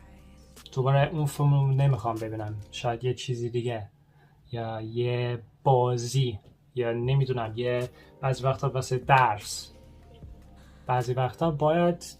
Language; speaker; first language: Persian; early bilingual, heritage; Persian